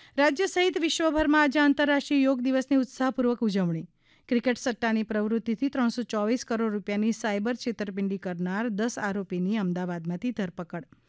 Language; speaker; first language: Gujarati; native; Gujarati